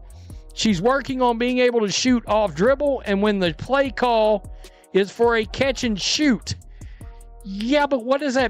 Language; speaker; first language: English; native; English